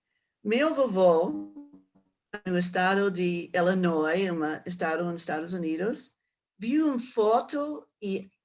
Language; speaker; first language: Portuguese; non-native, learner; English